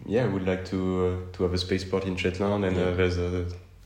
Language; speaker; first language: English; non-native, fluent; French